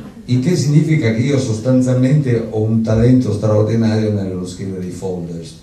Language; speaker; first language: Italian; native; Italian